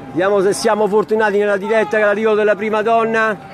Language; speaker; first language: Italian; native; Italian